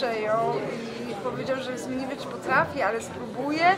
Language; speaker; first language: Polish; native; Polish